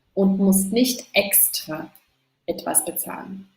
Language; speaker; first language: German; native; German